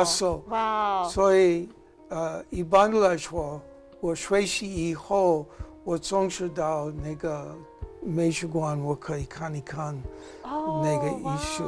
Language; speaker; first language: Chinese; non-native, learner; English